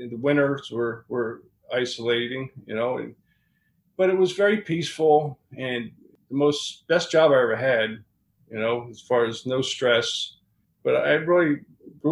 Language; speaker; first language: English; native; English